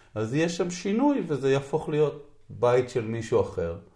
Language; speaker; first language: Hebrew; native; Hebrew